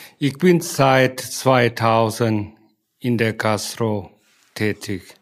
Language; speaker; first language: German; non-native, fluent; Lao